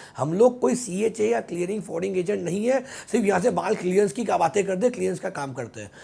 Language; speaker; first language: Hindi; non-native, local second language; Gujarati